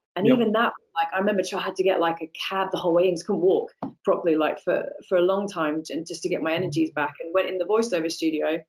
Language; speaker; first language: English; native; English